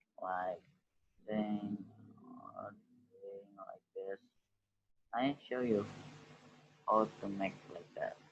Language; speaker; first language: English; non-native, learner; Indonesian